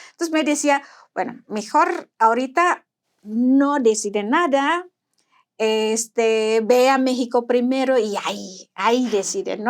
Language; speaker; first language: Spanish; non-native, fluent; Indonesian